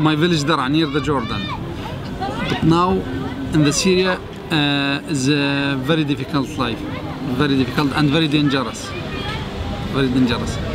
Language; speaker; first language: English; non-native, learner; Arabic